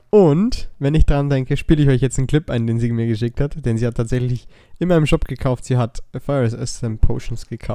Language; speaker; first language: German; native; German